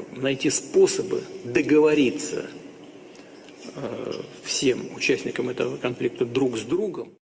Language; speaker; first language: Russian; native; Russian